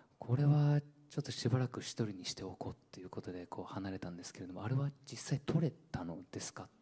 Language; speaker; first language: Japanese; early bilingual, other home language; Burmese